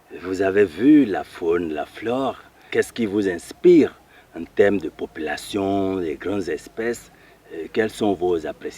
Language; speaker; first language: French; non-native, fluent; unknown